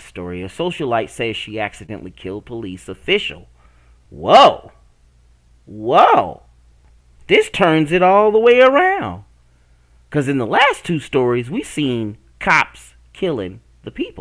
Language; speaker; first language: English; native; English